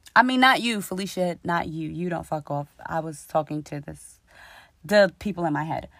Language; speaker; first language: English; native; English